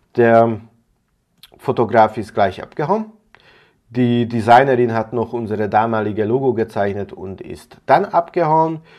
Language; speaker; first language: German; non-native, fluent; Hungarian